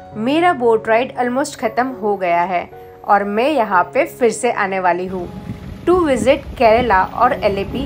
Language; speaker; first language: Hindi; non-native, local second language; Gujarati